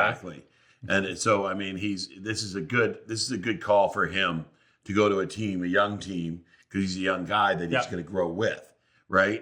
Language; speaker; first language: English; native; English